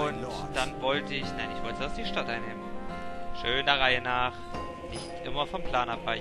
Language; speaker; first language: German; native; German